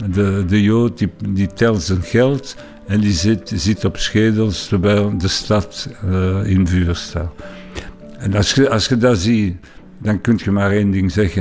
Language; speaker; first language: Dutch; non-native, local second language; French